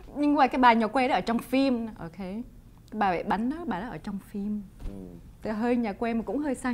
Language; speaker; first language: Vietnamese; early bilingual, heritage; Vietnamese